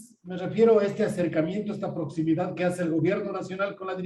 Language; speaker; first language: Spanish; native; Spanish